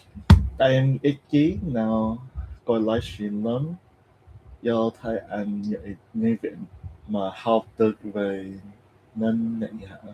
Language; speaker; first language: Vietnamese; non-native, learner; English